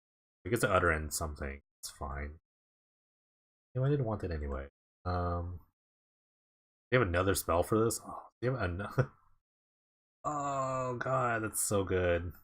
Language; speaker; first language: English; native; English